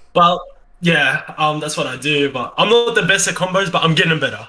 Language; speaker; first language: English; native; English